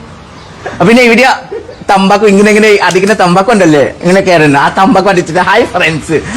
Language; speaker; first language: Malayalam; non-native, fluent; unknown